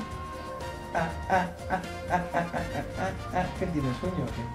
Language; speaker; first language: Spanish; native; Spanish